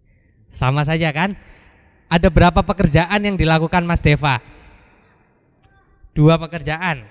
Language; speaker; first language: Indonesian; native; Indonesian